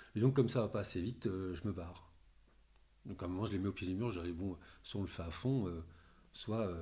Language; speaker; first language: French; native; French